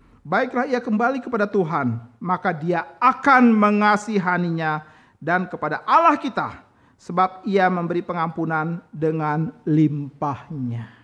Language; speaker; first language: Indonesian; native; Indonesian